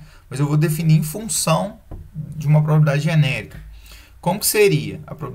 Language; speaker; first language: Portuguese; native; Portuguese